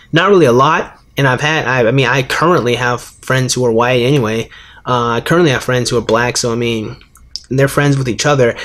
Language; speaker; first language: English; native; English